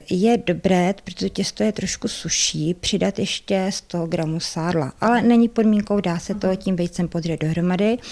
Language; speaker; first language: Czech; native; Czech